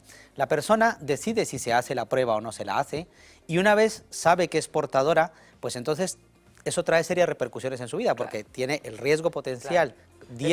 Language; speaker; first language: Spanish; native; Spanish